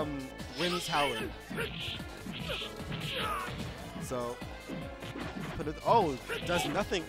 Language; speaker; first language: English; native; English